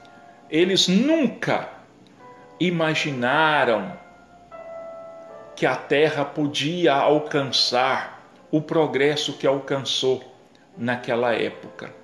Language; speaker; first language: Portuguese; native; Portuguese